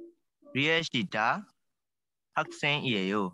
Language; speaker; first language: Korean; non-native, learner; Thai